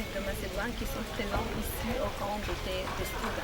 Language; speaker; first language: French; non-native, fluent; Macedonian